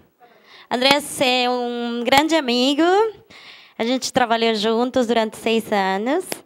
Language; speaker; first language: Portuguese; non-native, fluent; German